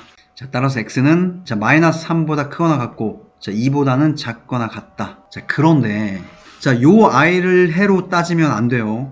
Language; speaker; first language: Korean; native; Korean